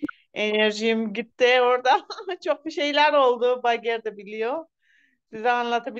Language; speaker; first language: Turkish; non-native, learner; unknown